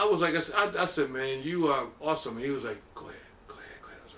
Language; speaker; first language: English; native; English